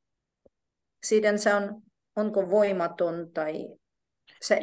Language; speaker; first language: Finnish; non-native, fluent; Ukrainian